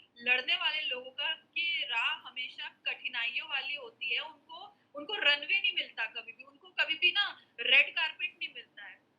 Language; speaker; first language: Hindi; native; Hindi